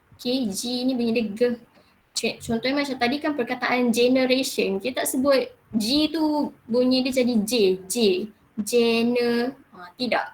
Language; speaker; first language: Malay; native; Malay